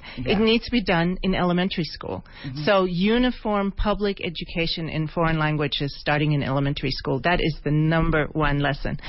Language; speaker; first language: English; non-native, fluent; Swedish